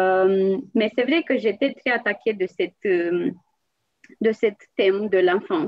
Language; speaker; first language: French; non-native, fluent; Romanian